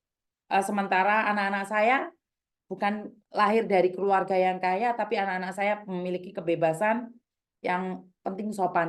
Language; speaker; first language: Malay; non-native, local second language; Javanese